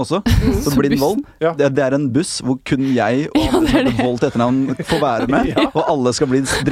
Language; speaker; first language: Norwegian; native; Norwegian